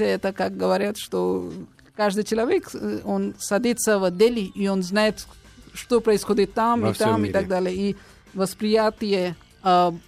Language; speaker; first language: Russian; non-native, learner; Hindi